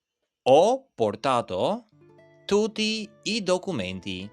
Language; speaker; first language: Italian; non-native, fluent; Albanian